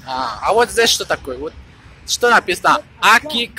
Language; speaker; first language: Russian; non-native, fluent; Tajik